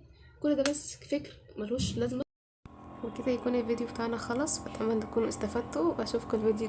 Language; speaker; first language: Arabic; native; Arabic